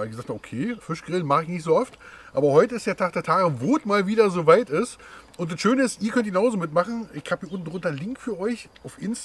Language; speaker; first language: German; native; German